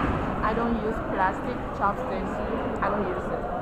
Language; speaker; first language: English; non-native, learner; Chinese